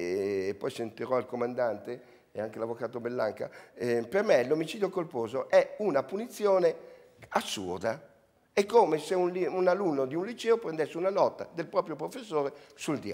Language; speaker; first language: Italian; native; Italian